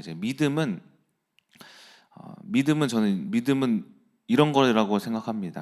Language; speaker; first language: Korean; native; Korean